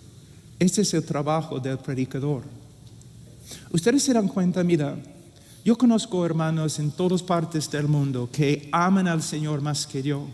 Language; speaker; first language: Spanish; non-native, fluent; English